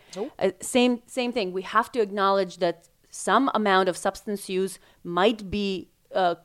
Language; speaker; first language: English; non-native, fluent; Macedonian